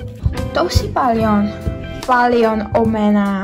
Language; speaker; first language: Finnish; non-native, learner; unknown